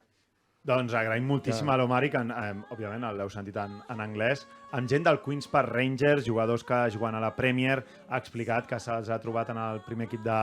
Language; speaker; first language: Catalan; native; Catalan